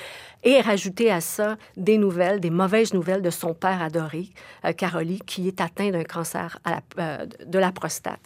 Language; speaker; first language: French; native; French